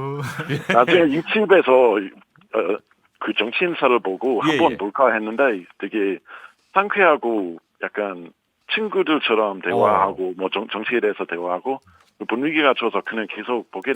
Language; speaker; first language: Korean; non-native, fluent; English